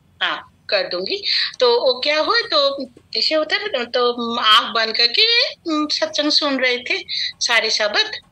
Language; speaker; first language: Hindi; non-native, local second language; Bangla